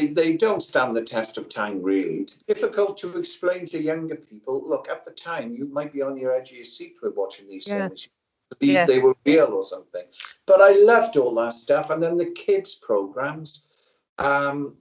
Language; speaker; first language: English; native; English